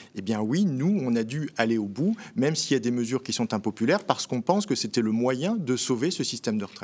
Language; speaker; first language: French; native; French